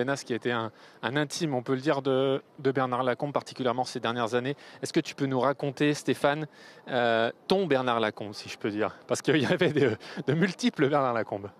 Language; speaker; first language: French; native; French